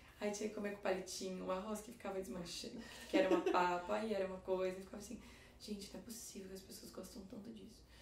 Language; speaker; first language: Portuguese; native; Portuguese